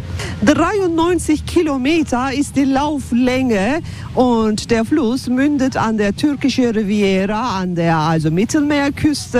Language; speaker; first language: German; non-native, fluent; Turkish